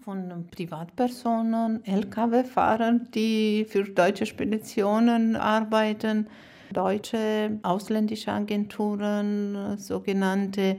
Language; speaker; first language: German; non-native, fluent; Romanian